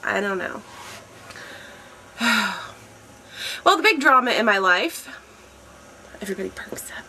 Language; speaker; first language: English; native; English